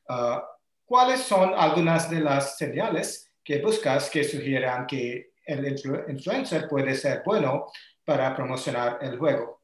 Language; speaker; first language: Spanish; non-native, learner; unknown